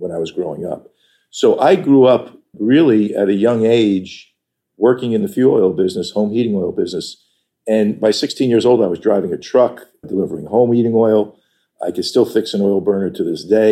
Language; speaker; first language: English; native; English